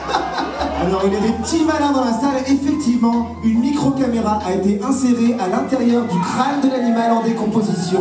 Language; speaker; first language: French; native; French